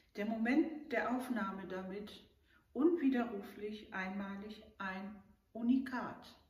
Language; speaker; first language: German; native; German